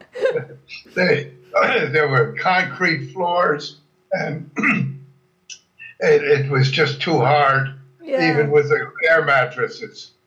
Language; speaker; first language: English; non-native, fluent; German